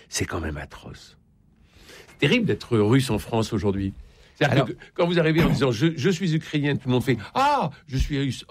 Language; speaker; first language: French; native; French